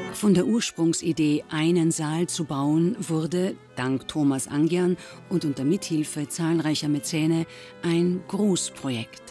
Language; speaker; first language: German; native; German